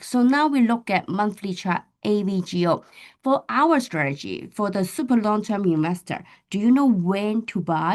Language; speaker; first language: English; non-native, fluent; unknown